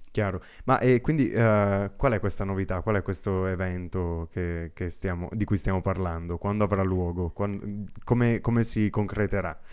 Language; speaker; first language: Italian; native; Italian